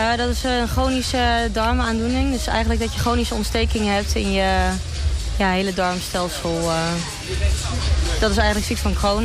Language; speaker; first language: Dutch; native; Dutch